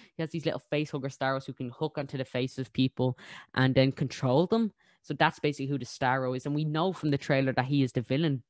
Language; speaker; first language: English; native; English